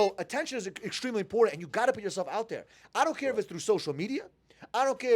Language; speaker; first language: English; native; English